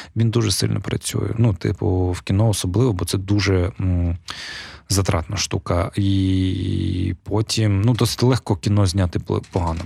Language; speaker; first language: Ukrainian; non-native, local second language; Russian